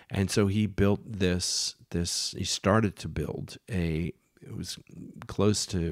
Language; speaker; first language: English; native; English